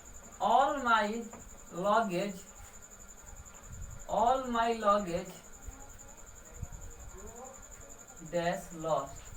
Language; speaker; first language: English; non-native, local second language; Hindi